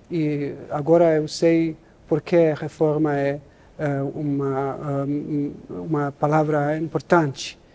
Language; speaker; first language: Portuguese; non-native, learner; Serbian